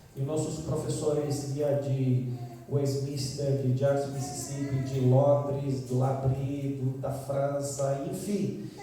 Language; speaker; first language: Portuguese; non-native, fluent; Romanian